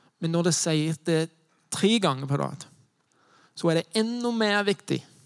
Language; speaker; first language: Norwegian; non-native, fluent; English